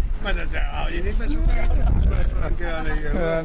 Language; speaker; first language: Dutch; native; Dutch